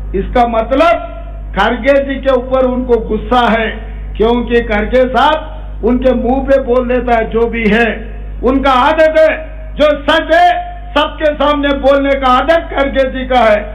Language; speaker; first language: Hindi; non-native, local second language; Telugu